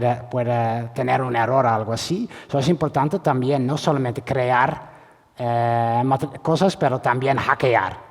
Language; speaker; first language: Spanish; non-native, fluent; Dutch